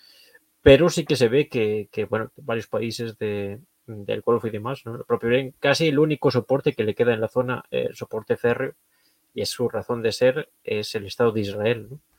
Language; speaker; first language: Spanish; native; Spanish